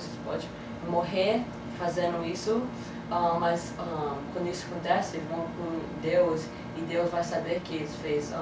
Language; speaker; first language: Portuguese; early bilingual, heritage; English